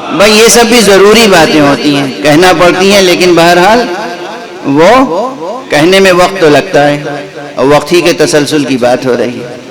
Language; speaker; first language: Urdu; native; Urdu